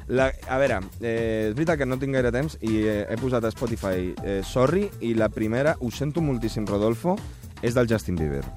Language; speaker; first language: Catalan; early bilingual, other home language; Spanish